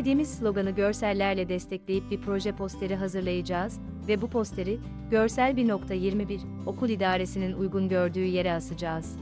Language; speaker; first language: Turkish; native; Turkish